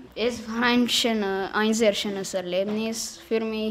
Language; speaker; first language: German; non-native, fluent; Romanian